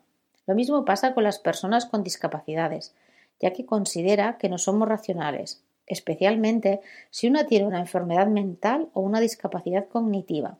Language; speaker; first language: Spanish; native; Spanish